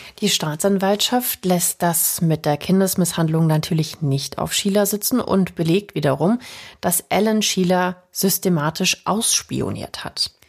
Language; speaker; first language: German; native; German